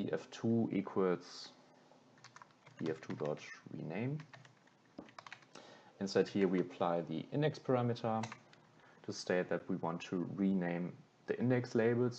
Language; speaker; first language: English; non-native, fluent; German